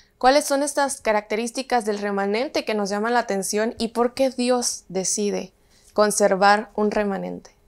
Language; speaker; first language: Spanish; native; Spanish